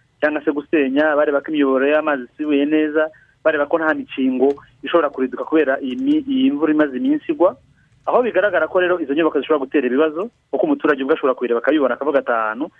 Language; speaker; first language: Kinyarwanda; native; Kinyarwanda